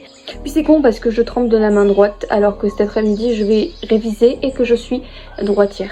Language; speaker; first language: French; native; French